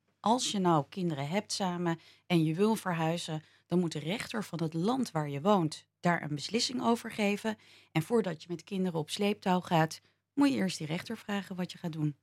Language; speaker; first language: Dutch; native; Dutch